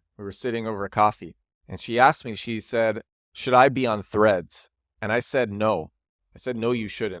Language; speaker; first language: English; native; English